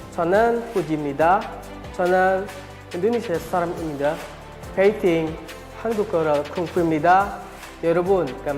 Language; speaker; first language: Korean; non-native, learner; Indonesian